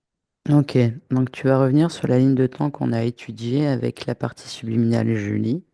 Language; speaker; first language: French; native; French